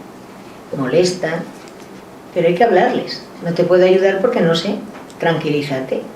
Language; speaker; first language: Spanish; native; Spanish